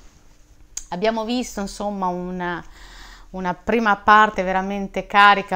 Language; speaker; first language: Italian; native; Italian